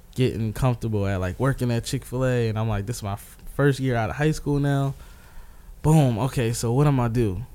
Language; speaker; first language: English; native; English